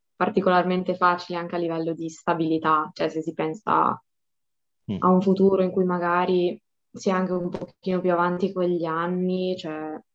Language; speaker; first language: Italian; non-native, fluent; Albanian